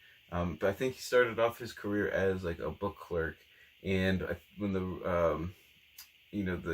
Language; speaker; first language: English; native; English